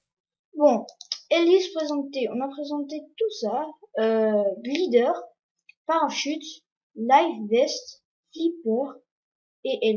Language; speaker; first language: French; non-native, learner; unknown